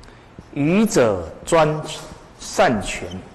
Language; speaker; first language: Chinese; native; Chinese